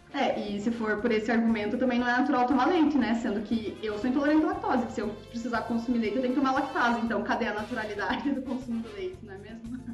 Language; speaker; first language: Portuguese; native; Portuguese